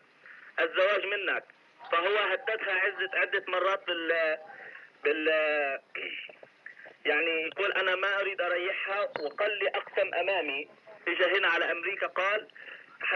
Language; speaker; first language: Arabic; native; Arabic